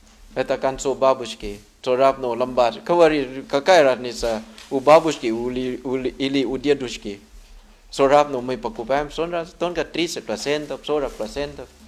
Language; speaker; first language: Russian; non-native, learner; Thai